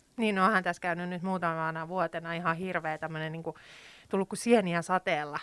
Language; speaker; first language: Finnish; native; Finnish